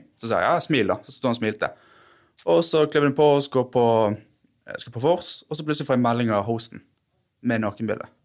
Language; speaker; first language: Norwegian; native; Norwegian